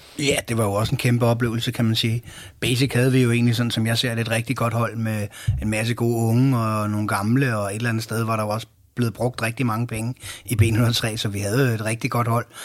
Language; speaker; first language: Danish; native; Danish